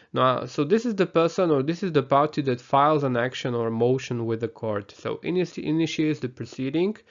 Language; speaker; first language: English; non-native, fluent; Slovak